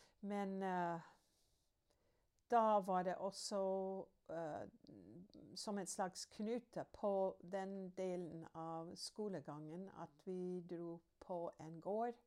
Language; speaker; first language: Norwegian; non-native, fluent; English